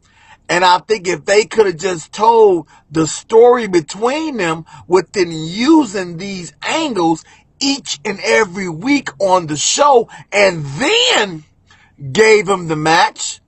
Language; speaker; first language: English; native; English